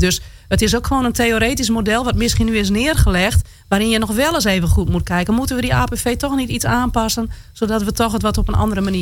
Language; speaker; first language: Dutch; native; Dutch